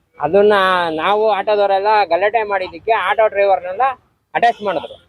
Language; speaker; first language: Kannada; native; Kannada